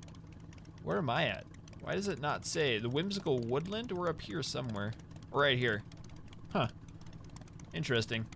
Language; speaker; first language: English; native; English